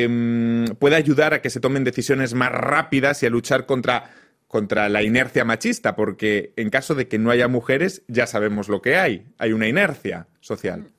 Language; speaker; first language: Spanish; native; Spanish